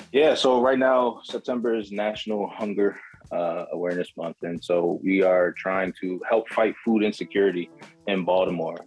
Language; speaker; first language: English; native; English